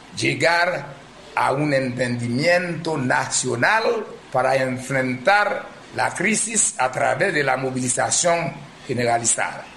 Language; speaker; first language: Spanish; non-native, fluent; Haitian Creole